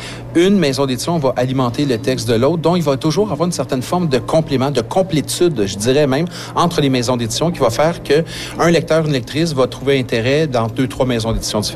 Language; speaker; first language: French; native; French